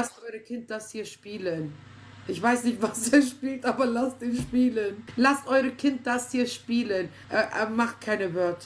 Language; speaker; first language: German; native; German